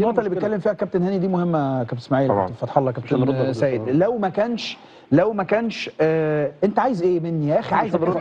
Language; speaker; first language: Arabic; native; Arabic